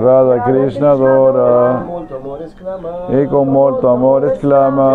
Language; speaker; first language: Italian; non-native, learner; Spanish